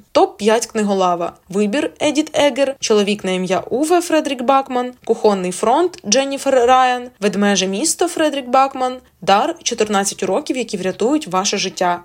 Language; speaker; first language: Ukrainian; native; Ukrainian